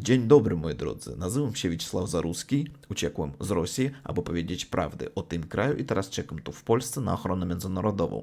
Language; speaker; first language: Polish; non-native, learner; Russian